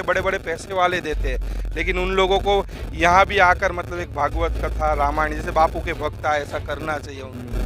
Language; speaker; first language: Hindi; native; Hindi